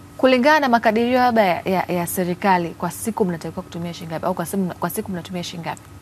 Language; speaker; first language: Swahili; native; Swahili